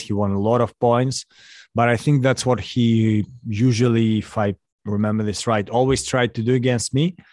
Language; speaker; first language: English; non-native, fluent; Russian